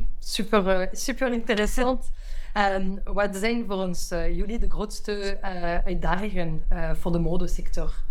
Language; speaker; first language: Dutch; non-native, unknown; French